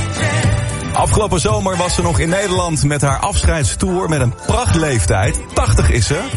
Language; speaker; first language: Dutch; native; Dutch